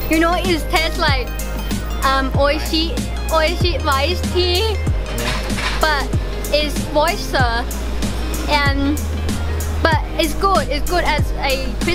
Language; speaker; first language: English; non-native, learner; Thai